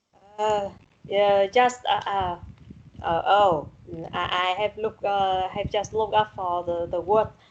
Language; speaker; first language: English; non-native, learner; Vietnamese